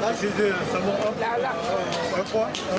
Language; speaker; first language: French; non-native, learner; Hindi